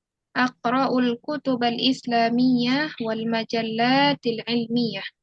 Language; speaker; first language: Arabic; non-native, fluent; Indonesian